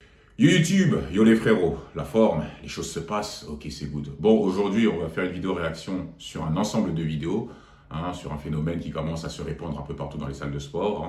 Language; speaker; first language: French; native; French